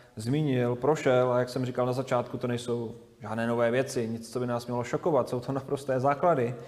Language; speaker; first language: Czech; native; Czech